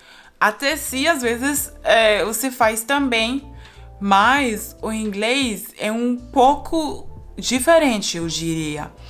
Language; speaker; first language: Portuguese; non-native, fluent; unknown